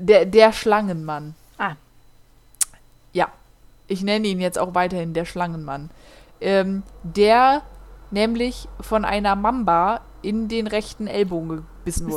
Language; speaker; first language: German; native; German